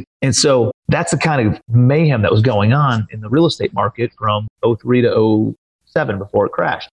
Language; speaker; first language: English; native; English